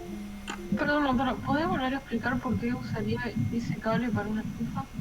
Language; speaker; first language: Spanish; native; Spanish